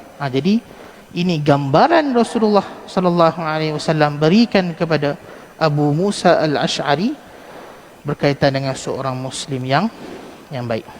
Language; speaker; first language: Malay; native; Malay